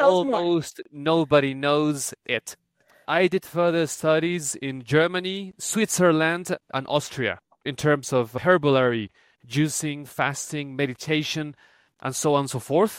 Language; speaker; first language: English; non-native, fluent; Spanish